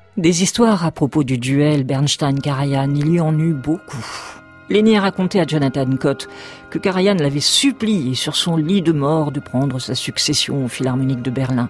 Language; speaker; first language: French; native; French